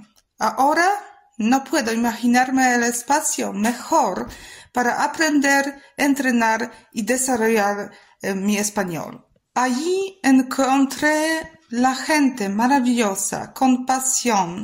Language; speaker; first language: Spanish; non-native, fluent; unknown